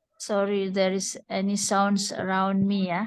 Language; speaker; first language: English; non-native, fluent; Indonesian